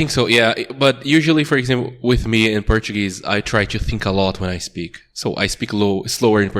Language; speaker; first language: English; non-native, fluent; Portuguese